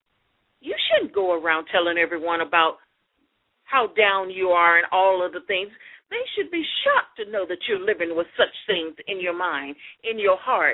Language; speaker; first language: English; native; English